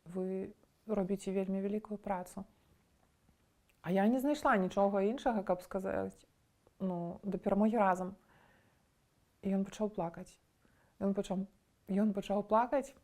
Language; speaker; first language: Belarusian; native; Belarusian